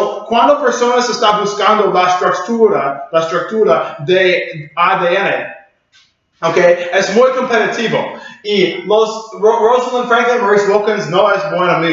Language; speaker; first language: Spanish; non-native, learner; English